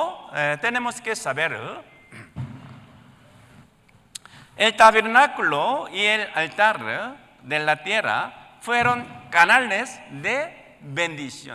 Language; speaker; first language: Spanish; non-native, learner; Korean